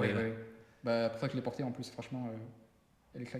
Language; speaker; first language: French; native; French